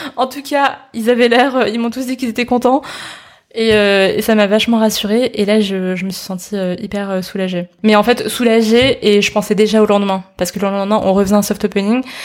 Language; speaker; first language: French; early bilingual, other home language; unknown